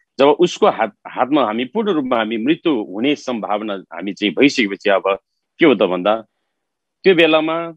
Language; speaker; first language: Nepali; non-native, local second language; Eastern Tamang